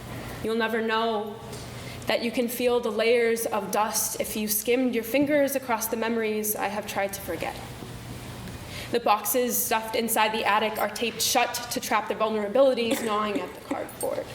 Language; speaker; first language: English; native; English